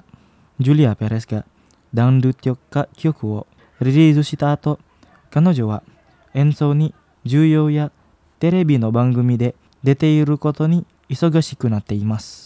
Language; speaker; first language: Japanese; non-native, fluent; Indonesian